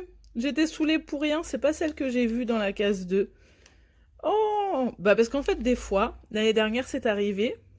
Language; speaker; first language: French; native; French